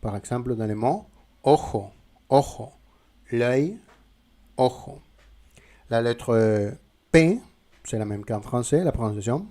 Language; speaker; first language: French; non-native, fluent; Spanish